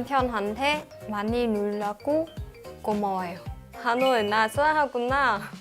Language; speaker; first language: Korean; non-native, learner; Vietnamese